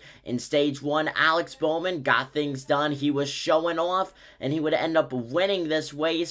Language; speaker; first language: English; native; English